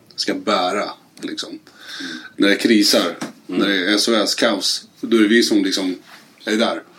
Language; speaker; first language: Swedish; early bilingual, other home language; Arabic